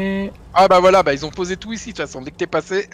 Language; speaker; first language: French; native; French